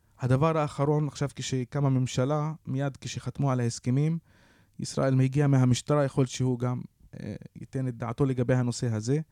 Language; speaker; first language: Hebrew; non-native, local second language; Arabic